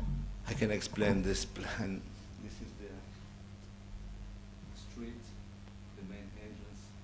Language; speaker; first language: English; non-native, learner; Portuguese